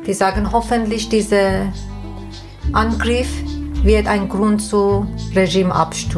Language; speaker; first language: German; non-native, fluent; Persian